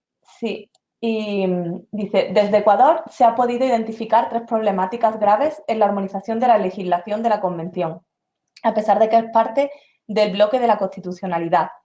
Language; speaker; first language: Spanish; native; Spanish